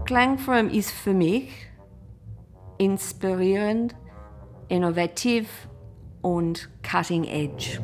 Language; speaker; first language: German; non-native, fluent; English